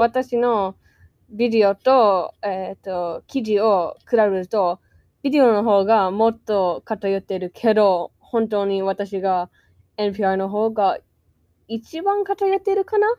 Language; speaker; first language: Japanese; non-native, learner; English